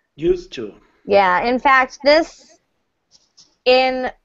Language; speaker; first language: English; native; English